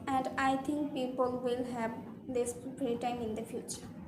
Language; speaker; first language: English; non-native, learner; Bangla